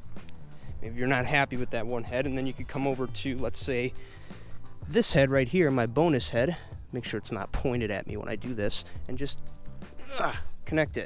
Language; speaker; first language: English; native; English